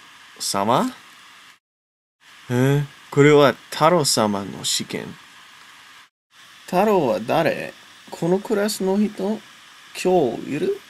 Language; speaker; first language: Japanese; non-native, learner; English